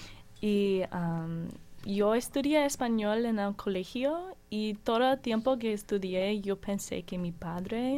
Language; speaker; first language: Spanish; non-native, learner; English